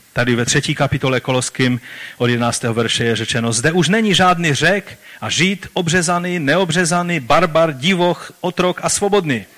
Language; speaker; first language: Czech; native; Czech